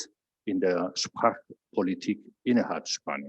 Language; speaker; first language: German; non-native, fluent; Spanish